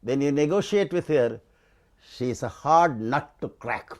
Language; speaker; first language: English; non-native, local second language; Tamil